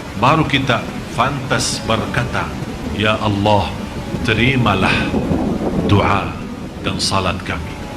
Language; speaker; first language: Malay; non-native, fluent; Arabic